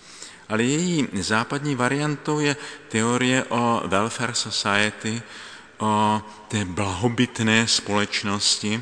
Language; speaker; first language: Czech; native; Czech